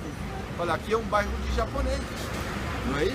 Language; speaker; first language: Portuguese; early bilingual, other home language; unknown